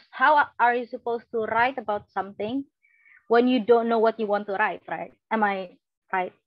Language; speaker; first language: English; non-native, fluent; Indonesian